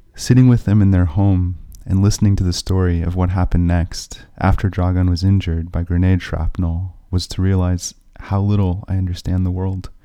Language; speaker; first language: English; native; English